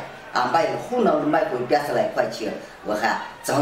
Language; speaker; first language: Chinese; native; Chinese